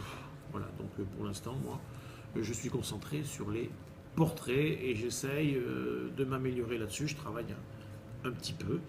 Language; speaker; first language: French; native; French